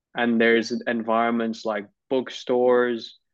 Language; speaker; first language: English; non-native, fluent; Turkish